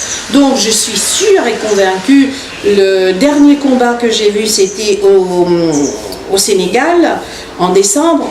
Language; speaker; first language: French; non-native, local second language; Morisyen